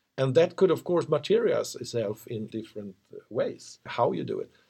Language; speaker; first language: English; non-native, fluent; Swedish